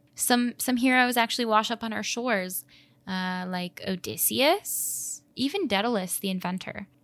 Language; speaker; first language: English; native; English